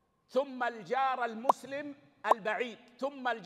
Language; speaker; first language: Arabic; native; Arabic